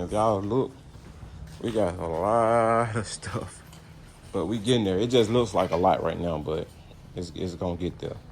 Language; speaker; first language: English; native; English